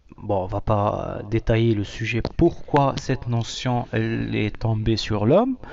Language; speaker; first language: French; non-native, local second language; Arabic